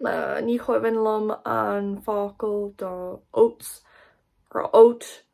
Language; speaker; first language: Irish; non-native, local second language; English